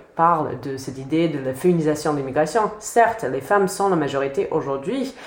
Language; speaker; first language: French; non-native, fluent; English